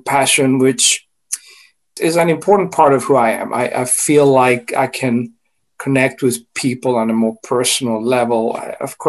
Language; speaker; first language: English; non-native, fluent; Greek